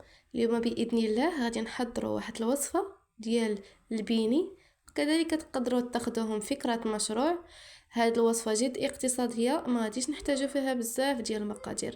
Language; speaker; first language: Arabic; native; Arabic